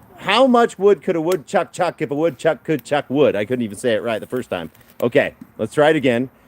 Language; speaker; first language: English; native; English